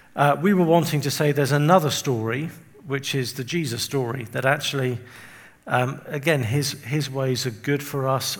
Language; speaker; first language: English; native; English